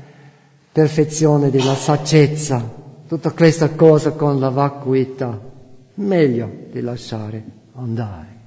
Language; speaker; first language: Italian; non-native, fluent; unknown